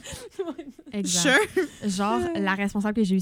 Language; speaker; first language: French; native; French